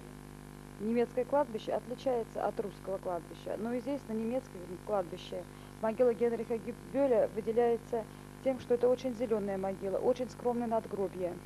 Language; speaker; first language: Russian; native; Russian